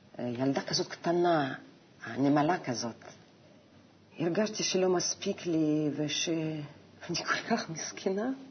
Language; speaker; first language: Hebrew; non-native, fluent; Russian